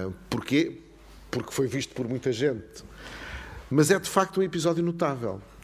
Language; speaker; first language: Portuguese; native; Portuguese